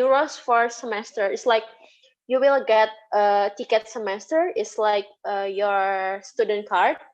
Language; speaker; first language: English; non-native, fluent; Indonesian